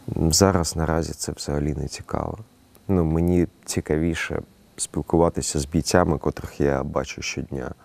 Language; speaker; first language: Ukrainian; non-native, local second language; Russian